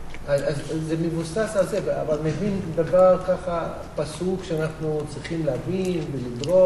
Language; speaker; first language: Hebrew; non-native, fluent; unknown